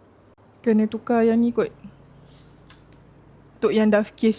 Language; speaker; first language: Malay; native; Malay